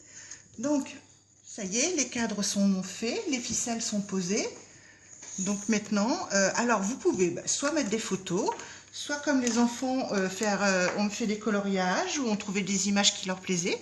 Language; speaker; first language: French; native; French